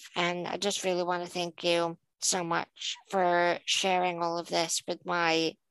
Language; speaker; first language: English; native; English